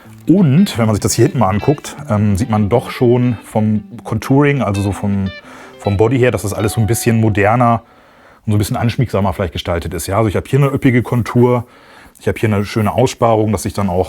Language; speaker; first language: German; native; German